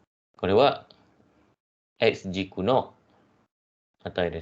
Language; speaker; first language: Japanese; non-native, fluent; Malay